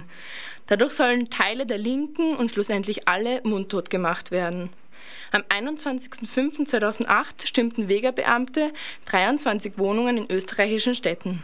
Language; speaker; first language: German; native; German